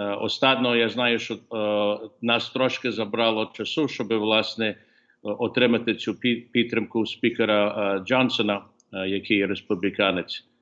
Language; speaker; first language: Ukrainian; early bilingual, heritage; Ukrainian